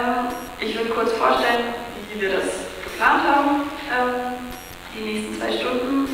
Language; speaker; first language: German; native; German